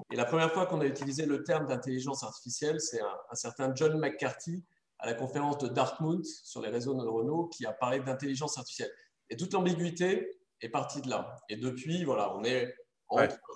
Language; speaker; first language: French; native; French